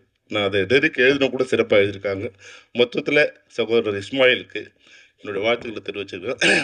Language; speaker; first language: Tamil; native; Tamil